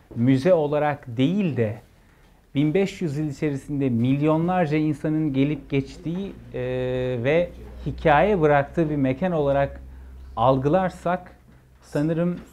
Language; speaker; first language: Turkish; native; Turkish